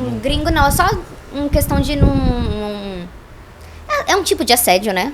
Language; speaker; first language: Portuguese; native; Portuguese